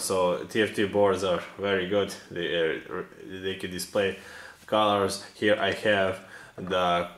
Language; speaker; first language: English; non-native, fluent; Serbian